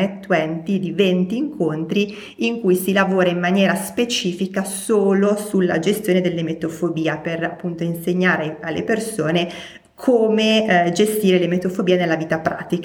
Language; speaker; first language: Italian; native; Italian